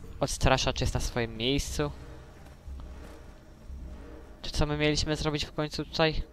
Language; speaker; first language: Polish; native; Polish